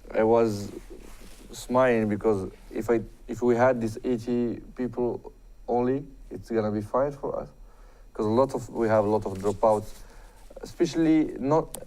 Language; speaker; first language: English; non-native, fluent; Arabic